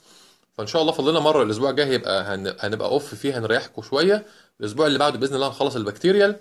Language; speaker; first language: Arabic; native; Arabic